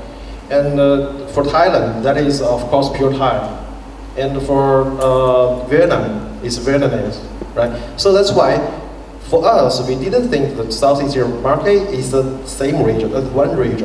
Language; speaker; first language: English; non-native, fluent; Chinese